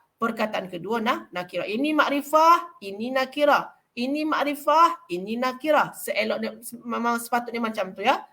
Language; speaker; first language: Malay; native; Malay